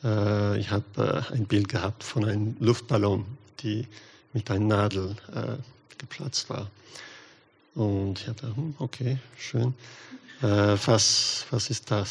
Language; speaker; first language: German; non-native, learner; English